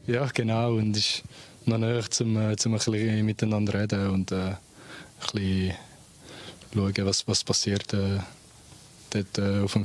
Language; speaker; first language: German; non-native, local second language; French